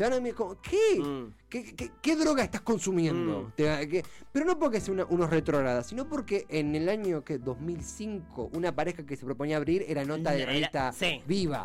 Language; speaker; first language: Spanish; native; Spanish